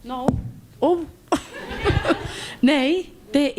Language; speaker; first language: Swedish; non-native, local second language; Finnish